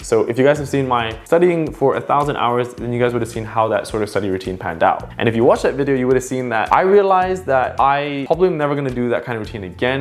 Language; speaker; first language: English; native; English